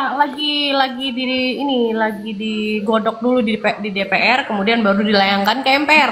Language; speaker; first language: Indonesian; native; Indonesian